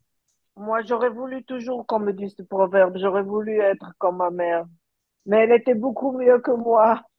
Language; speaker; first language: French; early bilingual, heritage; French